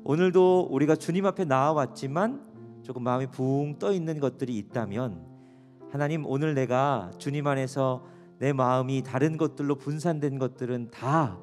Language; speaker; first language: Korean; native; Korean